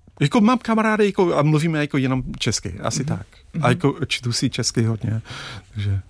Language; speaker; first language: Czech; non-native, fluent; English